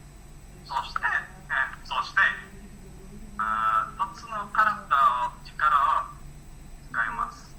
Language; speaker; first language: Japanese; non-native, learner; Indonesian